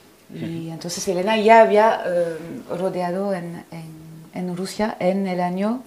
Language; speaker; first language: Spanish; non-native, fluent; French